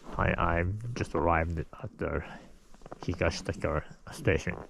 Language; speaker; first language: English; non-native, learner; Japanese